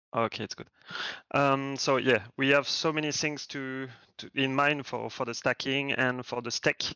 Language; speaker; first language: English; non-native, fluent; French